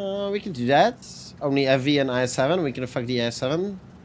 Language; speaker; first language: English; non-native, fluent; Czech